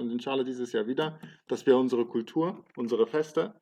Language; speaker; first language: German; early bilingual, other home language; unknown